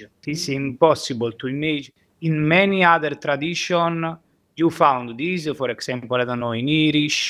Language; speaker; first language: English; non-native, learner; Italian